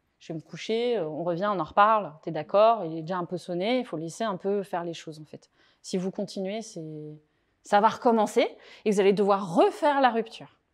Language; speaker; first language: French; native; French